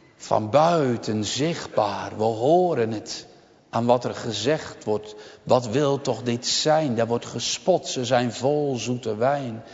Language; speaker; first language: Dutch; native; Dutch